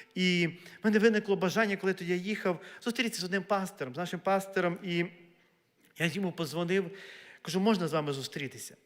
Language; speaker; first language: Ukrainian; native; Ukrainian